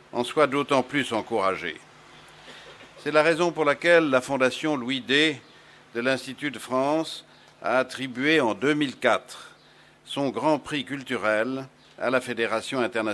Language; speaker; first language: French; native; French